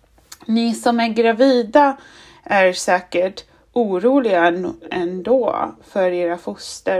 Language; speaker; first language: Swedish; non-native, fluent; German